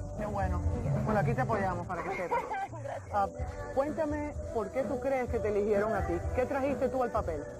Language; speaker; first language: Spanish; native; Spanish